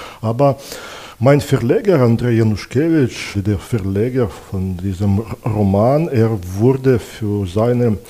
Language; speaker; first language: German; non-native, fluent; Belarusian